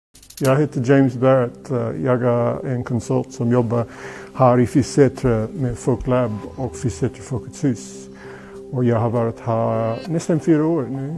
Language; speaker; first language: Swedish; non-native, fluent; English